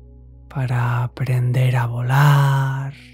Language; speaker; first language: Spanish; native; Spanish